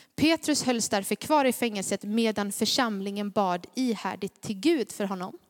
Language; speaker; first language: Swedish; native; Swedish